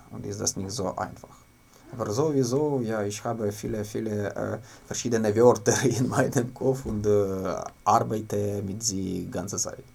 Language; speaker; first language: German; non-native, learner; Ukrainian